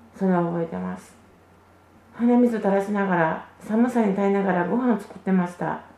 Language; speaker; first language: Japanese; early bilingual, other home language; Vietnamese